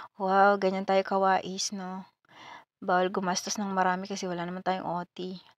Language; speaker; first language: Filipino; non-native, local second language; Bikol